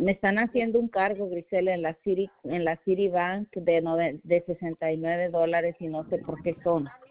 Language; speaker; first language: Spanish; native; Spanish